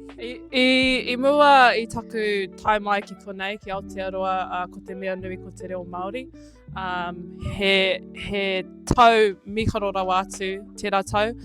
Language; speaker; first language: Māori; non-native, local second language; English